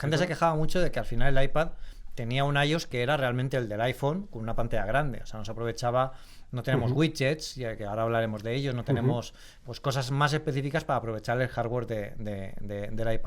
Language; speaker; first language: Spanish; native; Spanish